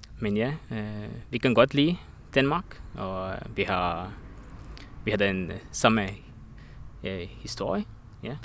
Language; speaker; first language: Danish; non-native, learner; Estonian